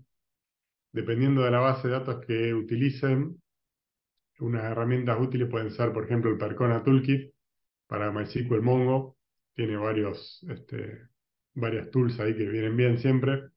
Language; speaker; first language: Spanish; native; Spanish